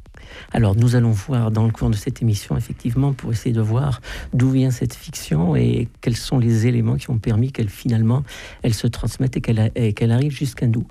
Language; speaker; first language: French; native; French